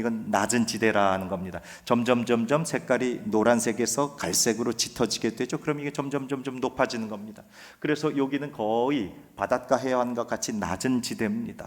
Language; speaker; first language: Korean; native; Korean